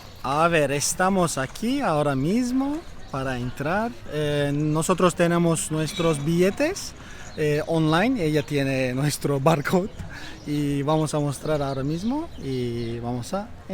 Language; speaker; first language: Spanish; non-native, fluent; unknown